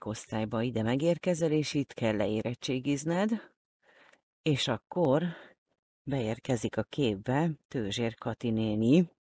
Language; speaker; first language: Hungarian; native; Hungarian